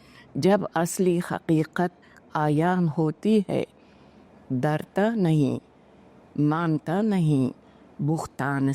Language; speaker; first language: Hindi; non-native, fluent; Uzbek